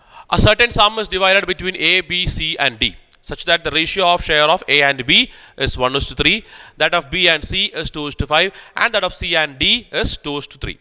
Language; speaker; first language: English; non-native, local second language; Malayalam